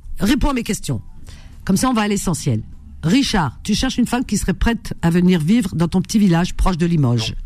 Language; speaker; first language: French; native; French